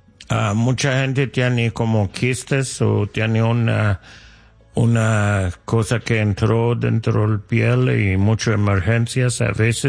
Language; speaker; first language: Spanish; non-native, learner; English